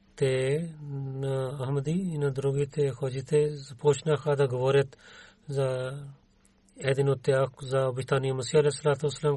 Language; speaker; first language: Bulgarian; non-native, learner; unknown